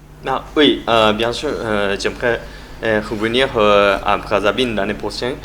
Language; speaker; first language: French; non-native, learner; Japanese